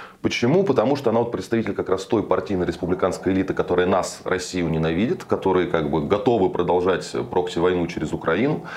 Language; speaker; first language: Russian; native; Russian